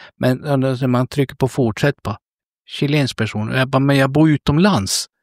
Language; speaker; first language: Swedish; early bilingual, other home language; Spanish